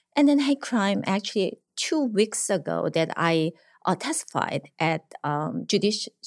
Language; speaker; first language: English; non-native, fluent; Korean